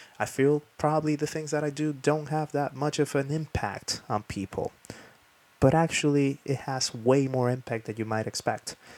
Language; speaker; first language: English; non-native, fluent; Spanish